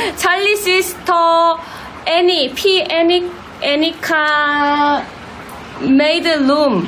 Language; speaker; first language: English; non-native, learner; Korean